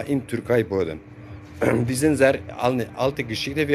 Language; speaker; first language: German; non-native, learner; Zaza